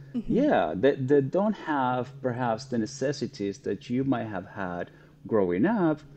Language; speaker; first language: English; non-native, fluent; Spanish